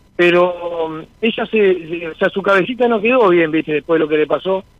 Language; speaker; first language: Spanish; native; Spanish